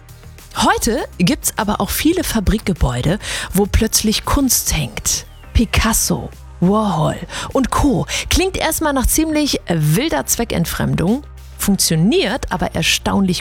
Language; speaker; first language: German; native; German